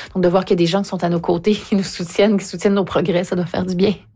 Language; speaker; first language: French; native; French